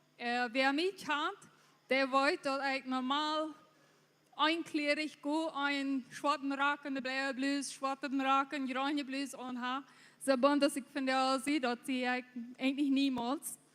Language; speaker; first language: German; non-native, local second language; Low German